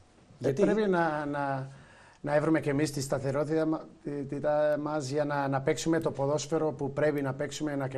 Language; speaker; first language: Greek; non-native, fluent; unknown